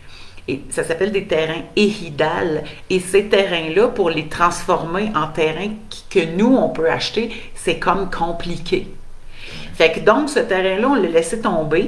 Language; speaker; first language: French; native; French